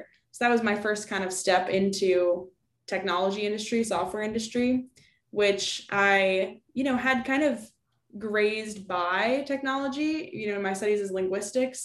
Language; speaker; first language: English; native; English